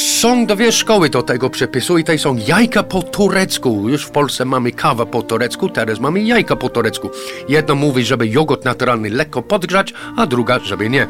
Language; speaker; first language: Polish; non-native, fluent; English